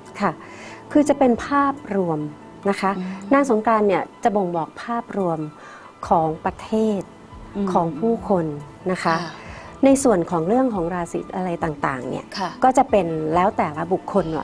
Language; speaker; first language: Thai; native; Thai